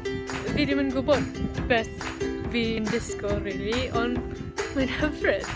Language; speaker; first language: Welsh; non-native, learner; Malay